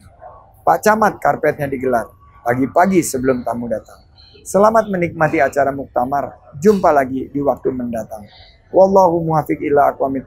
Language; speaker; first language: Indonesian; native; Indonesian